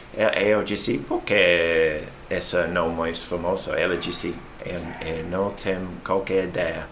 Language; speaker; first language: Portuguese; non-native, learner; English